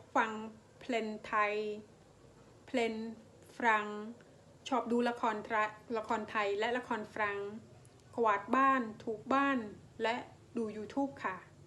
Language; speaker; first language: Thai; non-native, learner; Khmer